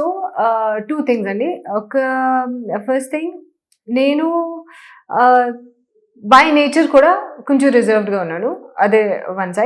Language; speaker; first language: Telugu; non-native, local second language; Hindi